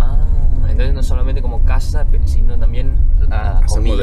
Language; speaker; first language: Spanish; non-native, fluent; Min Nan Chinese